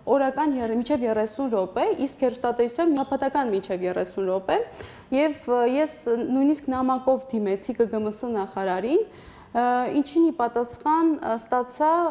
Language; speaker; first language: Armenian; non-native, local second language; Assyrian Neo-Aramaic